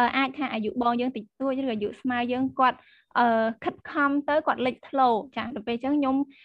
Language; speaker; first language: Khmer; native; Khmer